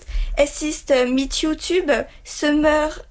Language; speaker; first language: German; non-native, learner; French